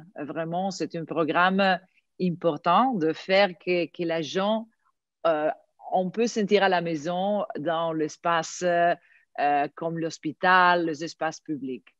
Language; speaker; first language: French; non-native, fluent; Italian